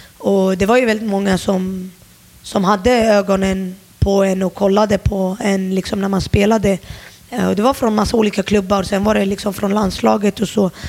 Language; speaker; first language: Swedish; early bilingual, other home language; Turoyo